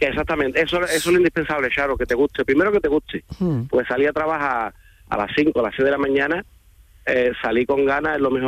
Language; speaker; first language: Spanish; native; Spanish